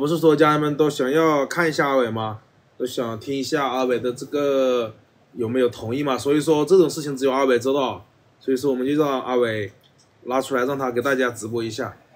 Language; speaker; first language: Chinese; native; Chinese